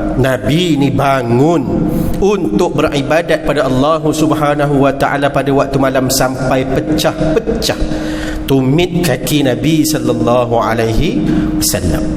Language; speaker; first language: Malay; native; Malay